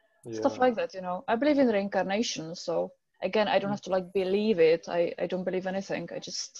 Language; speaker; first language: English; non-native, fluent; Czech